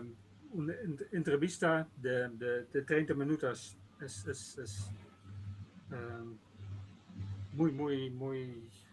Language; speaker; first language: Spanish; non-native, learner; Dutch